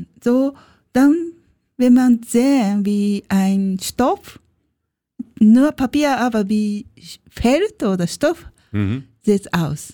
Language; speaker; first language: German; non-native, learner; Japanese